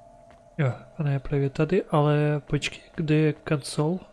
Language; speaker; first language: Czech; non-native, learner; Ukrainian